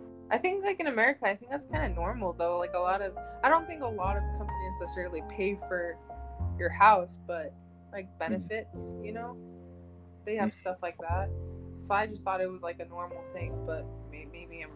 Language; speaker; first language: English; early bilingual, heritage; English